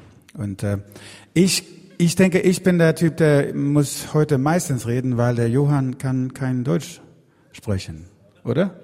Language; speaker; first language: German; non-native, fluent; Swedish